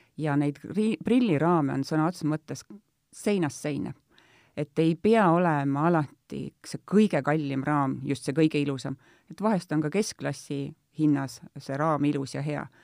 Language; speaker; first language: Estonian; native; Estonian